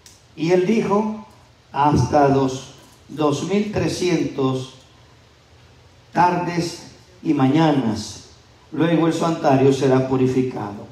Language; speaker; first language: Spanish; native; Spanish